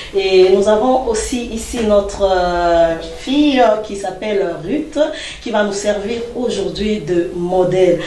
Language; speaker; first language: French; non-native, local second language; Lingala